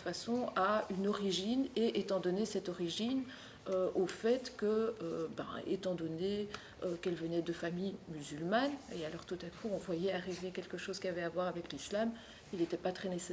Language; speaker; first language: French; native; French